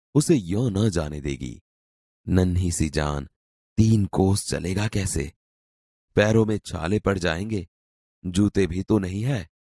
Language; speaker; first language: Hindi; non-native, local second language; Gujarati